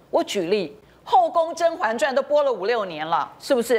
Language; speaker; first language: Chinese; native; Chinese